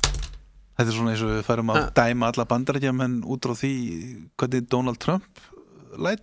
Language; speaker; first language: Icelandic; native; Icelandic